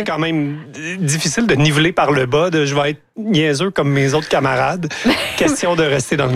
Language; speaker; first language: French; native; French